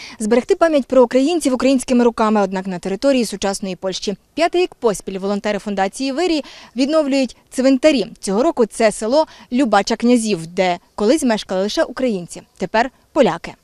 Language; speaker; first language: Ukrainian; native; Ukrainian